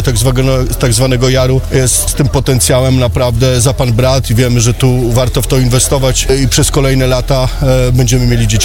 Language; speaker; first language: Polish; native; Polish